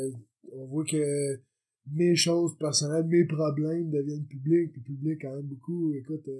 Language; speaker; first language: French; native; French